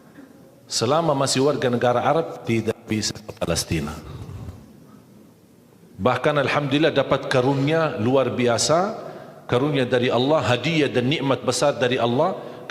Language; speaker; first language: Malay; non-native, fluent; Arabic